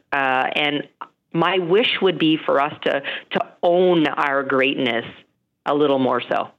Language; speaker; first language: English; native; English